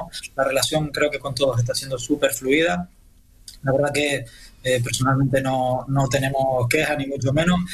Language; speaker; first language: Spanish; native; Spanish